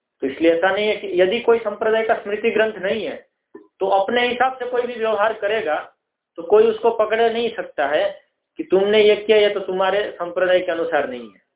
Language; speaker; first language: Hindi; non-native, local second language; Gujarati